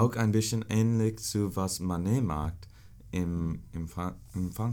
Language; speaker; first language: German; non-native, learner; English